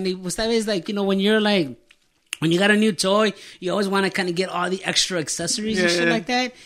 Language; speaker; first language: English; native; English